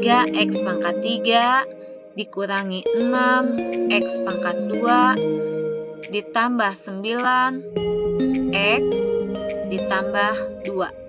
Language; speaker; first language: Indonesian; native; Indonesian